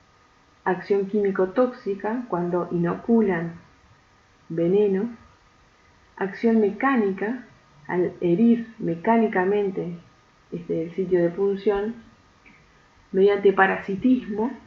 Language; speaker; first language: Spanish; native; Spanish